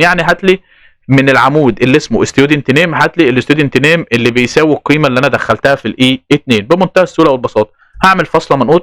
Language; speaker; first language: Arabic; native; Arabic